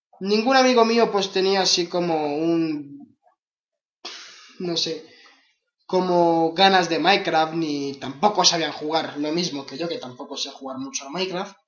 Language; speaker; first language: Spanish; native; Spanish